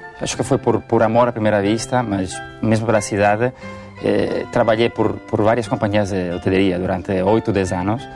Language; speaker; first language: Portuguese; non-native, fluent; Italian